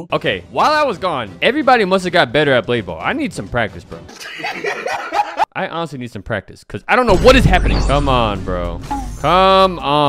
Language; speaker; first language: English; native; English